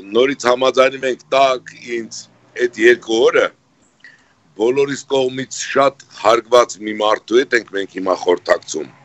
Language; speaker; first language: Armenian; native; Armenian